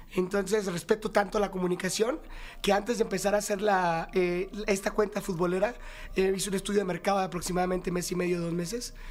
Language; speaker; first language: Spanish; native; Spanish